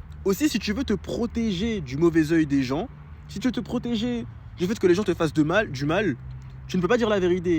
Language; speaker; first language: French; native; French